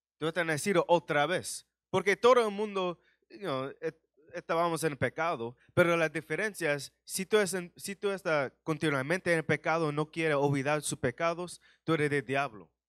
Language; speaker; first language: Spanish; early bilingual, heritage; Spanish